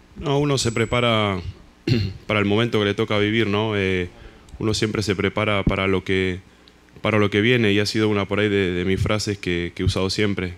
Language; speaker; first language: Spanish; native; Spanish